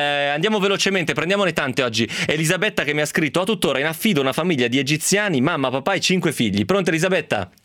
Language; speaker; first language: Italian; native; Italian